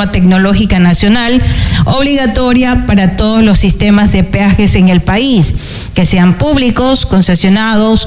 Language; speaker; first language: Spanish; native; Spanish